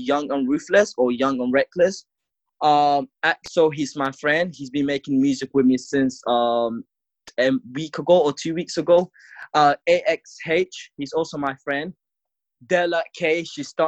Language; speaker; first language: English; native; English